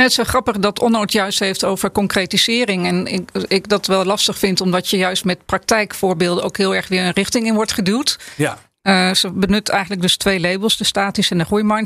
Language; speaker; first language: Dutch; native; Dutch